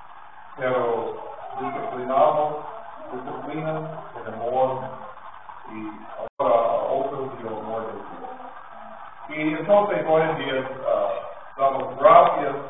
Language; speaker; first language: Spanish; non-native, learner; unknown